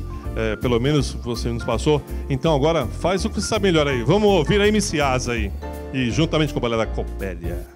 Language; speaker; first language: Portuguese; native; Portuguese